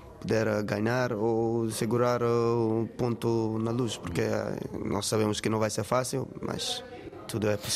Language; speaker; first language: Portuguese; non-native, fluent; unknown